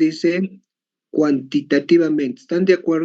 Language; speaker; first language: Spanish; native; Spanish